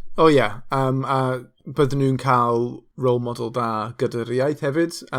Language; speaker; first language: Welsh; non-native, local second language; English